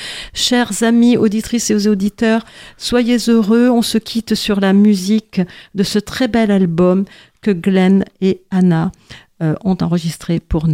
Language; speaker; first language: French; native; French